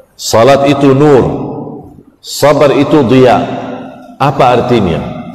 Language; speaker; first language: Malay; non-native, fluent; Arabic